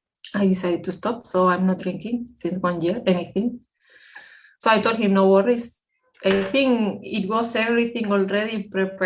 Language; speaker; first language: English; non-native, fluent; Spanish